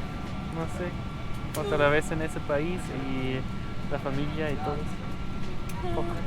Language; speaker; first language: Spanish; non-native, learner; German